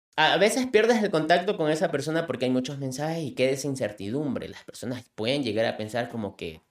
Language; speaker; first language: Spanish; native; Spanish